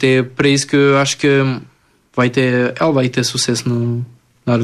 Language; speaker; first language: Portuguese; early bilingual, other home language; French